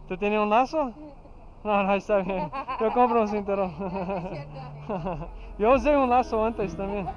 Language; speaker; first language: Spanish; non-native, learner; English